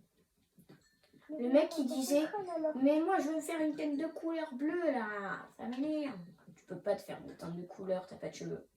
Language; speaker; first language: French; native; French